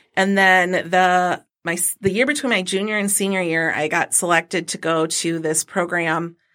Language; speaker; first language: English; native; English